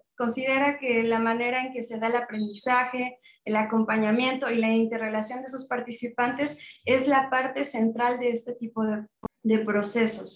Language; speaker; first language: Spanish; native; Spanish